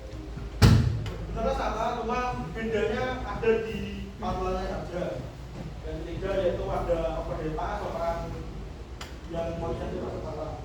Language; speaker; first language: Indonesian; native; Indonesian